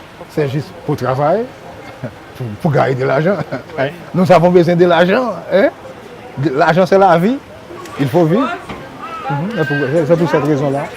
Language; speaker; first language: French; non-native, local second language; Haitian Creole